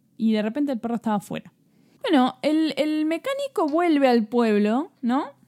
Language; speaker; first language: Spanish; native; Spanish